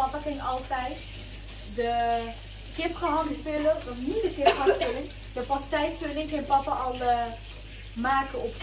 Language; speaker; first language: Dutch; native; Dutch